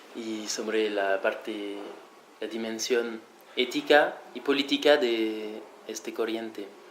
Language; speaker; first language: Spanish; non-native, fluent; French